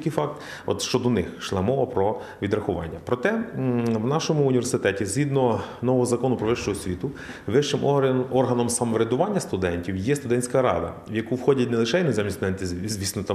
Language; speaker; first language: Ukrainian; native; Ukrainian